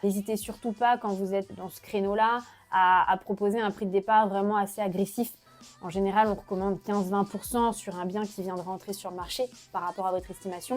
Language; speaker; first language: French; native; French